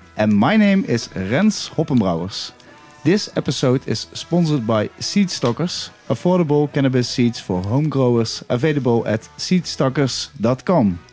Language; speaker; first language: English; non-native, fluent; Dutch